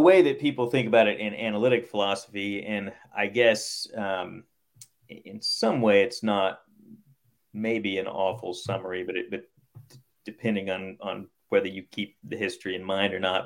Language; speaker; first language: English; native; English